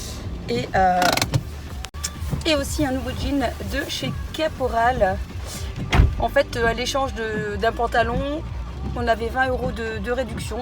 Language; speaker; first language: French; native; French